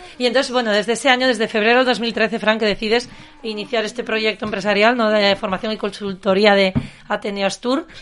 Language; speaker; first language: Spanish; native; Spanish